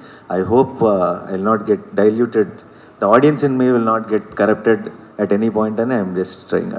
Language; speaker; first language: Telugu; native; Telugu